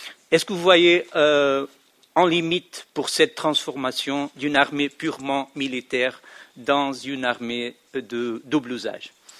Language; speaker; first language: French; non-native, fluent; Portuguese